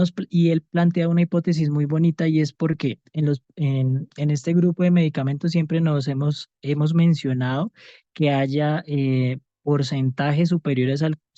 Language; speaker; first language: Spanish; native; Spanish